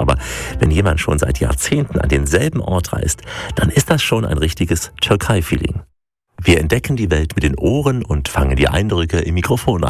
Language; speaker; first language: German; native; German